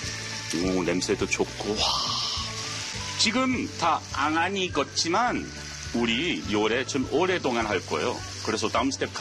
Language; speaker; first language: Korean; non-native, learner; English